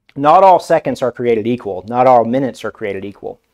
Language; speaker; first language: English; native; English